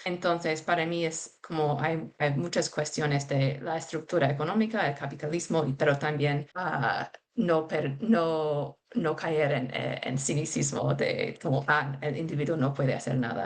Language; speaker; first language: Spanish; non-native, fluent; English